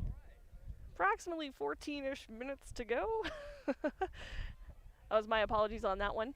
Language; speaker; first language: English; native; English